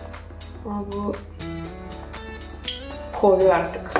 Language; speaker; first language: Turkish; non-native, fluent; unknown